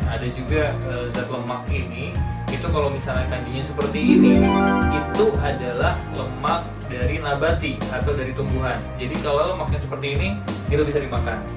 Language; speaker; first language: Indonesian; native; Indonesian